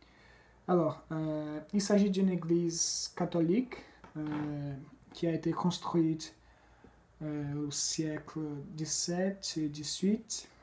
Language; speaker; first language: French; non-native, fluent; Portuguese